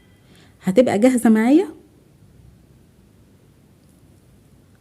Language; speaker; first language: Arabic; native; Arabic